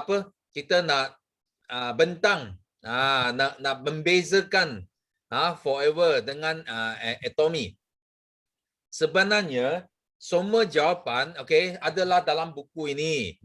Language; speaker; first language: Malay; non-native, local second language; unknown